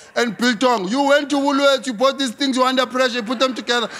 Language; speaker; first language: English; non-native, local second language; Xhosa